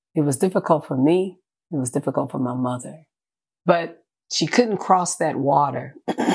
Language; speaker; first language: English; native; English